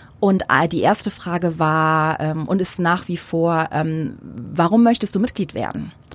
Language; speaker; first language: German; early bilingual, other home language; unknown